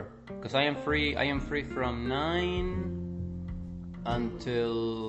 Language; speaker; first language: English; non-native, fluent; Spanish